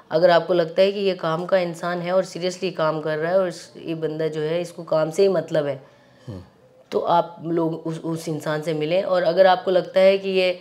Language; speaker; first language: Hindi; native; Hindi